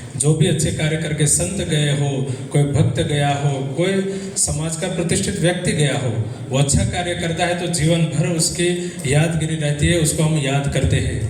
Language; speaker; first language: Hindi; non-native, local second language; Gujarati